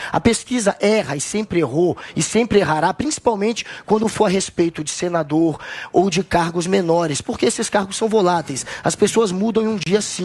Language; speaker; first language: Portuguese; native; Portuguese